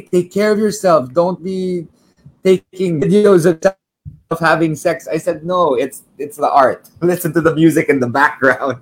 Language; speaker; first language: English; early bilingual, other home language; Filipino